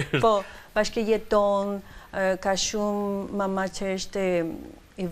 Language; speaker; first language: Albanian; non-native, learner; Spanish